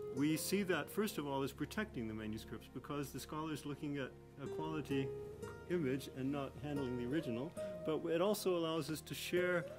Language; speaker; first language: English; native; English